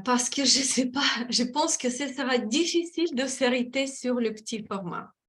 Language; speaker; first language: French; non-native, fluent; Russian